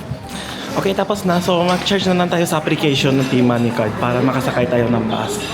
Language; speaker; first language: Filipino; early bilingual, heritage; Filipino